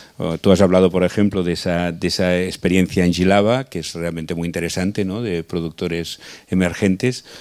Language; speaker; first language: Spanish; non-native, local second language; Catalan